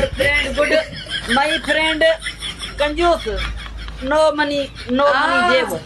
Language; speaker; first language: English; non-native, learner; Sindhi